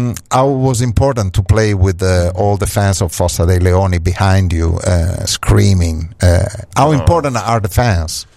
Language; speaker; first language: English; non-native, fluent; Italian